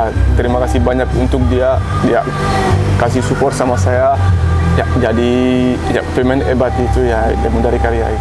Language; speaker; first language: Indonesian; non-native, learner; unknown